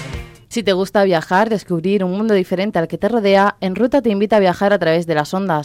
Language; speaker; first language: Spanish; native; Spanish